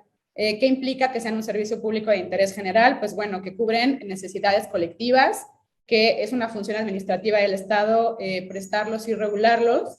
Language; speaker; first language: Spanish; native; Spanish